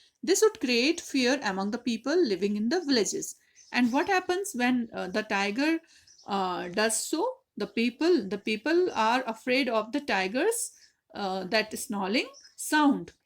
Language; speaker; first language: English; non-native, local second language; Hindi